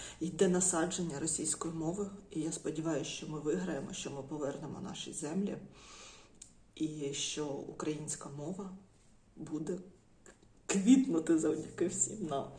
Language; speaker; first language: Ukrainian; non-native, local second language; Russian